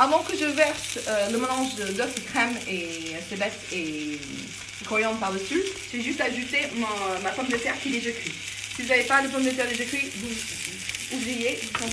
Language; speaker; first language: French; non-native, fluent; English